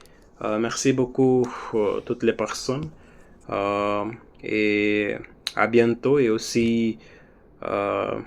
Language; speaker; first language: French; non-native, learner; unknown